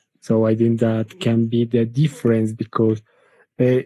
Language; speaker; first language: English; non-native, learner; Spanish